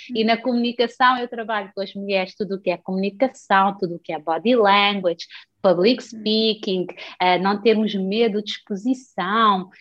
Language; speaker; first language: Portuguese; non-native, local second language; Kabuverdianu